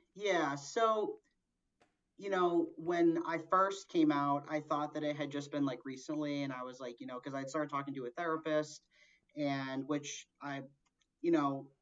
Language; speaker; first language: English; early bilingual, other home language; Portuguese